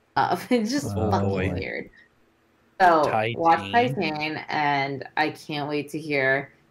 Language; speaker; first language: English; native; English